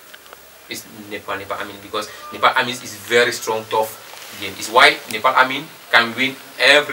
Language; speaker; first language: English; non-native, learner; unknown